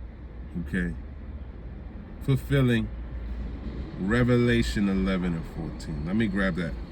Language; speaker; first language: English; native; English